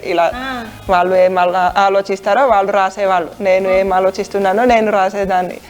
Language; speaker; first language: Telugu; non-native, fluent; Finnish